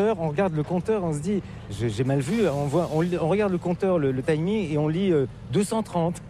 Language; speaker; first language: French; native; French